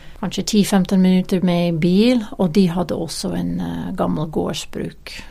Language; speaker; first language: Norwegian; non-native, fluent; English